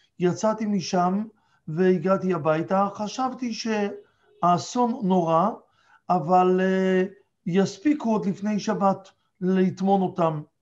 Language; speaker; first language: Hebrew; native; Hebrew